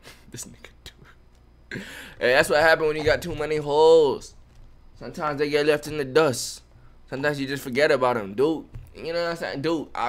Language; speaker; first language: English; native; English